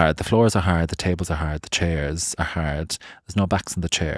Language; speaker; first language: English; native; English